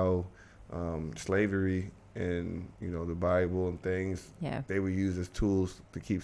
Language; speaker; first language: English; native; English